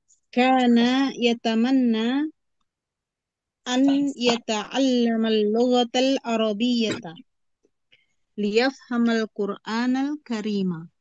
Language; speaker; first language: Arabic; non-native, learner; Indonesian